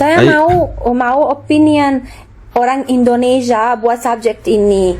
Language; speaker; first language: Indonesian; non-native, learner; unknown